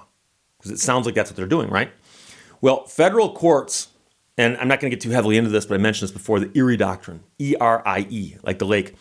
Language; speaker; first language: English; native; English